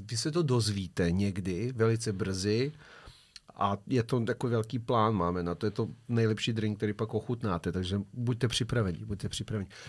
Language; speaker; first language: Czech; non-native, fluent; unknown